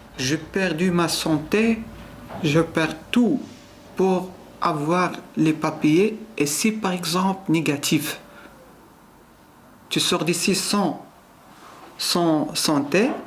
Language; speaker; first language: French; non-native, learner; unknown